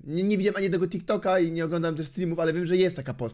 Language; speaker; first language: Polish; native; Polish